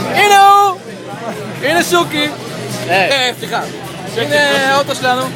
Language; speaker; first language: Hebrew; native; Hebrew